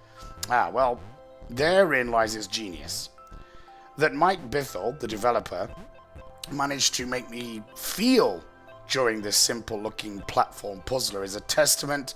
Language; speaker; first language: English; native; English